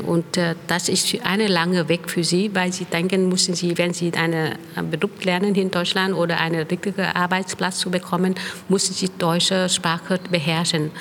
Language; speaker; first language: German; non-native, fluent; Vietnamese